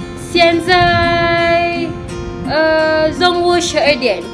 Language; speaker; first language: Chinese; non-native, learner; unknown